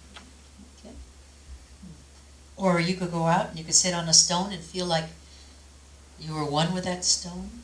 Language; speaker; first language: English; native; English